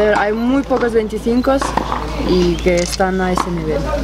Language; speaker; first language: Spanish; non-native, fluent; Russian